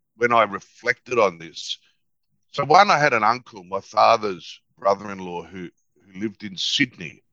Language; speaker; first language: English; native; English